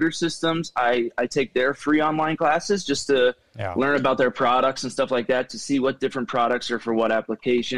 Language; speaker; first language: English; native; English